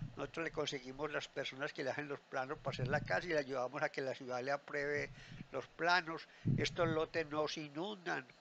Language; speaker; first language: Spanish; native; Spanish